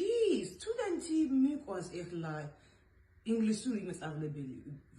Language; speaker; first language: Georgian; non-native, learner; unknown